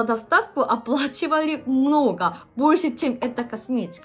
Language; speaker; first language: Russian; non-native, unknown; Korean